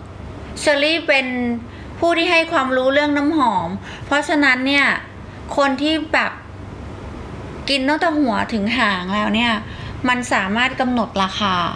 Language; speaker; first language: Thai; native; Thai